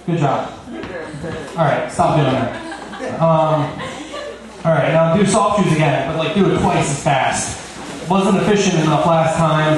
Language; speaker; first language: English; native; English